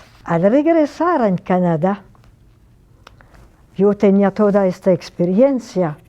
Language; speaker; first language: Spanish; non-native, fluent; French